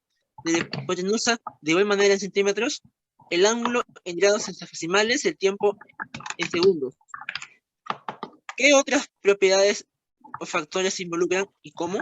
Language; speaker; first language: Spanish; native; Spanish